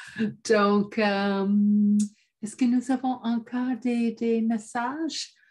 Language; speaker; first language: French; non-native, fluent; English